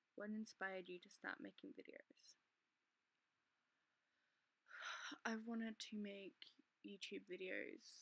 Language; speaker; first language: English; native; English